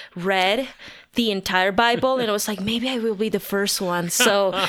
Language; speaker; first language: English; non-native, fluent; Spanish